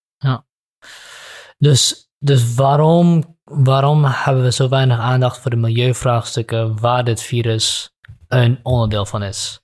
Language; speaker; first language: Dutch; native; Dutch